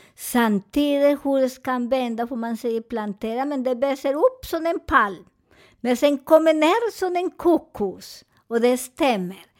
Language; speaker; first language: Swedish; non-native, fluent; Spanish